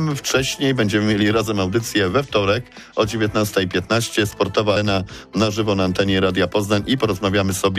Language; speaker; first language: Polish; native; Polish